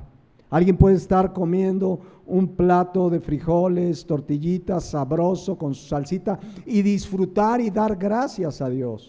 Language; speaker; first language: Spanish; native; Spanish